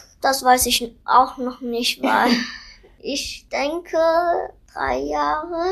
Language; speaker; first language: German; non-native, learner; Vietnamese